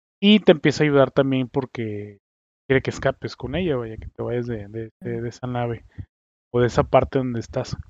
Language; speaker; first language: Spanish; native; Spanish